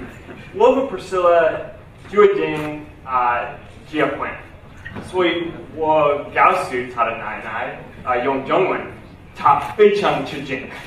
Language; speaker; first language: Chinese; non-native, learner; English